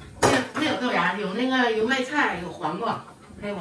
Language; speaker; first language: Chinese; native; Chinese